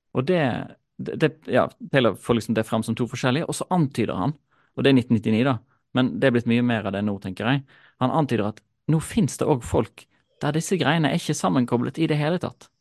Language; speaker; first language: Norwegian; native; Norwegian